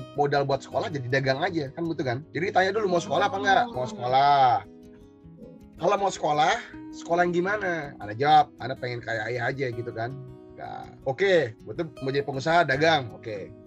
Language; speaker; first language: Indonesian; native; Indonesian